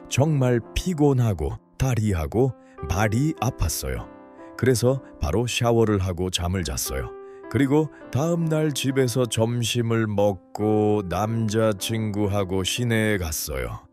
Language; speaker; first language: Korean; non-native, learner; Uzbek